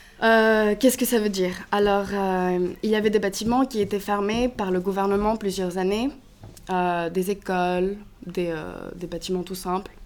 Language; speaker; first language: French; non-native, fluent; Greek